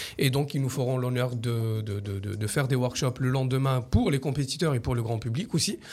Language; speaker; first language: French; native; French